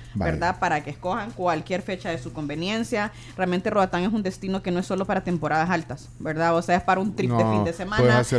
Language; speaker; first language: Spanish; native; Spanish